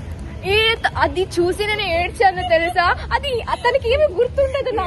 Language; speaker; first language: Telugu; non-native, learner; Kannada